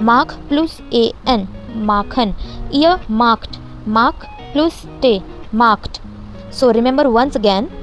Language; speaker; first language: German; non-native, fluent; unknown